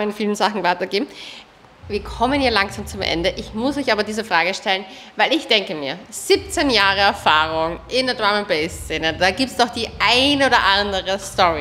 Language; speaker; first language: German; native; German